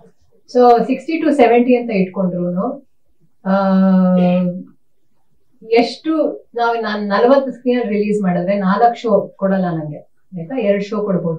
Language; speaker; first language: Kannada; native; Kannada